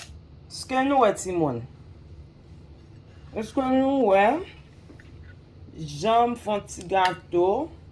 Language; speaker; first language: French; non-native, local second language; Haitian Creole